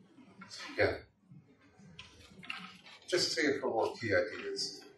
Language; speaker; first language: English; native; English